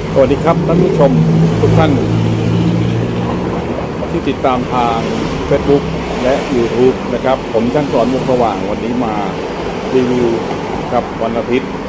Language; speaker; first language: Thai; native; Thai